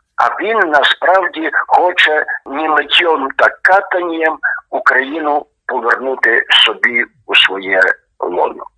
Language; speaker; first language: Ukrainian; native; Ukrainian